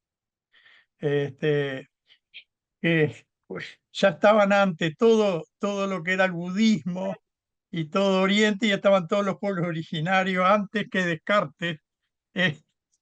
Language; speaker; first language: Spanish; native; Spanish